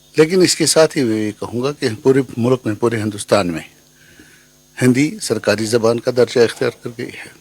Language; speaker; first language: Urdu; non-native, local second language; Kashmiri